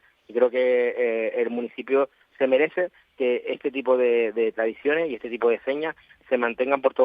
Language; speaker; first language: Spanish; native; Spanish